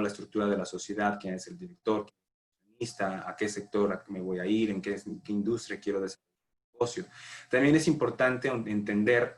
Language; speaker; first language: Spanish; native; Spanish